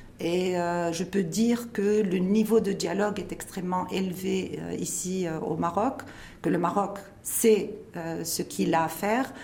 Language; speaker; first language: French; non-native, local second language; Arabic